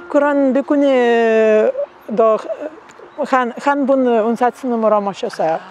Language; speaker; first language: Korean; non-native, learner; Lithuanian